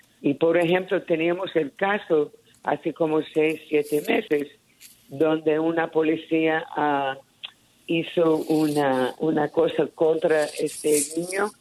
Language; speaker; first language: Spanish; early bilingual, heritage; Spanish